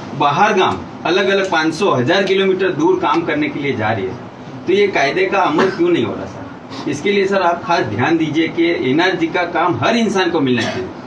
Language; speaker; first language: Hindi; non-native, local second language; Gujarati